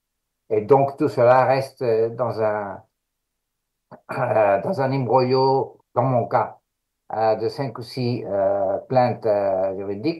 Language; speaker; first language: French; non-native, fluent; Greek